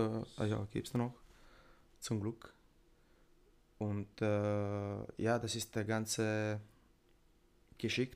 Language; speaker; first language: German; non-native, learner; Italian